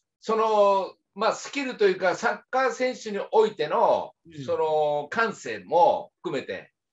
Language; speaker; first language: Japanese; native; Japanese